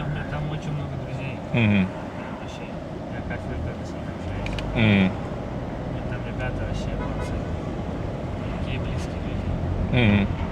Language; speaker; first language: Russian; non-native, local second language; Uzbek